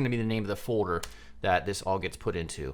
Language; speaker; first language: English; native; English